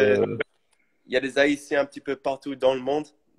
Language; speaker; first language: French; early bilingual, heritage; English